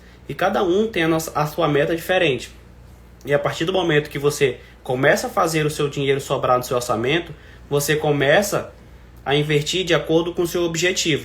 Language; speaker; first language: Portuguese; native; Portuguese